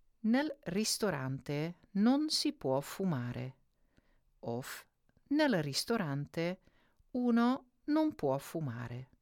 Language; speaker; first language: Italian; non-native, fluent; Dutch